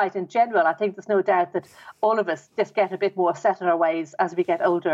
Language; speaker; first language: English; native; English